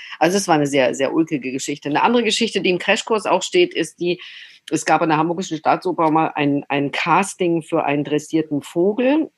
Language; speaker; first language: German; native; German